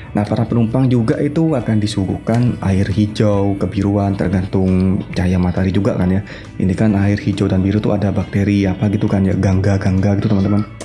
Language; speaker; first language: Indonesian; non-native, local second language; Madurese